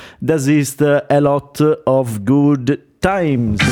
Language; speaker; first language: German; non-native, learner; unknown